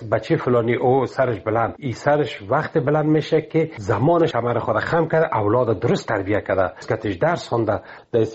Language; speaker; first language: Persian; native; Persian